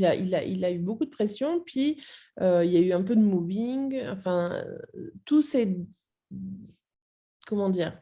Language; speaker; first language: French; native; French